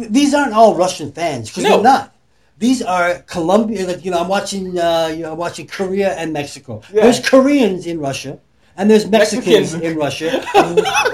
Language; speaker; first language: English; native; English